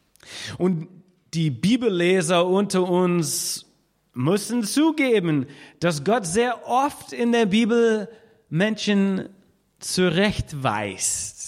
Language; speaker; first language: German; non-native, fluent; English